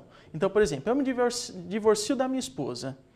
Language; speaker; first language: Portuguese; native; Portuguese